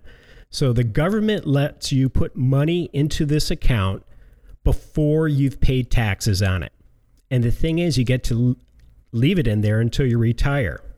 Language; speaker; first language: English; native; English